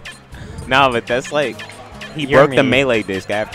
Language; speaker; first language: English; native; English